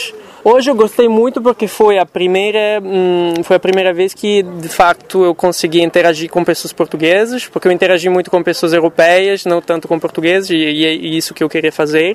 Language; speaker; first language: Portuguese; non-native, fluent; Italian